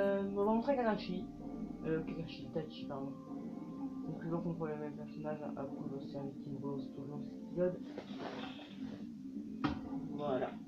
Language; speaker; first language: French; native; French